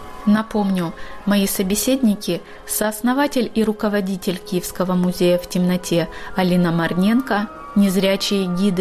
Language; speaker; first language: Russian; native; Russian